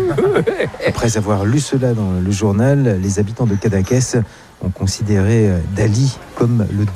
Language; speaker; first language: French; native; French